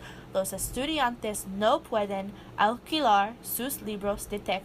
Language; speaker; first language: Spanish; non-native, learner; English